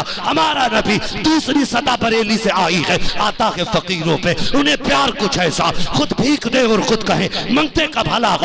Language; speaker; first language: Urdu; native; Urdu